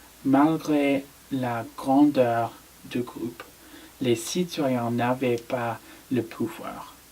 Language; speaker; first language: French; non-native, learner; English